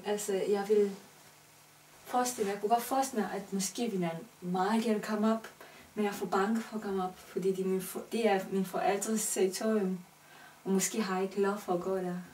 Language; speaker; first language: Danish; non-native, fluent; Romanian